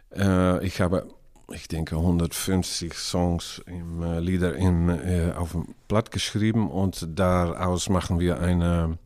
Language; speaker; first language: German; non-native, learner; Dutch